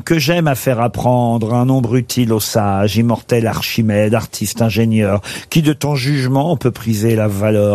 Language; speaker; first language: French; native; French